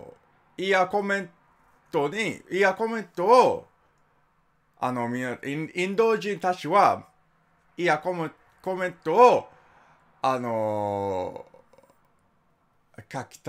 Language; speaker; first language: Japanese; non-native, learner; English